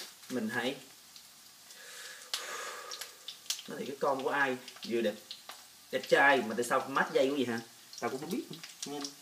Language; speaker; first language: Vietnamese; early bilingual, heritage; Vietnamese